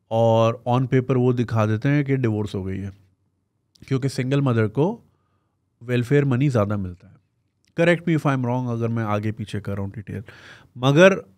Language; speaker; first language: Urdu; native; Urdu